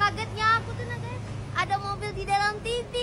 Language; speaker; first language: Indonesian; native; Indonesian